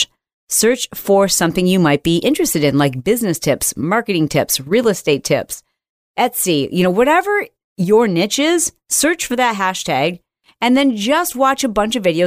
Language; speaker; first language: English; native; English